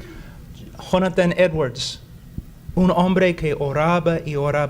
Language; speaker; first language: Spanish; non-native, fluent; English